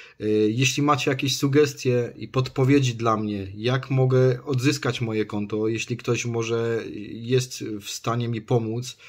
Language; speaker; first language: Polish; native; Polish